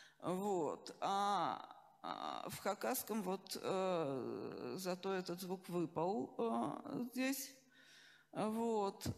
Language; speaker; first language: Russian; native; Russian